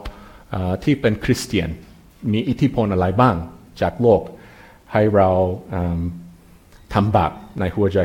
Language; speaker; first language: Thai; non-native, fluent; English